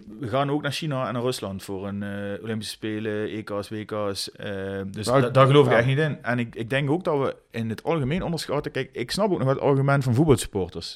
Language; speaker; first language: Dutch; native; Dutch